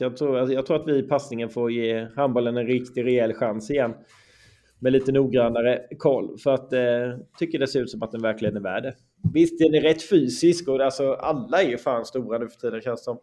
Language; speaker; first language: Swedish; native; Swedish